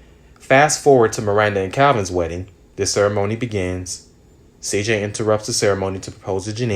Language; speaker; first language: English; native; English